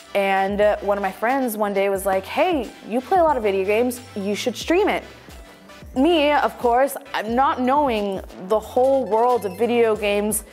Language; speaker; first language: English; native; English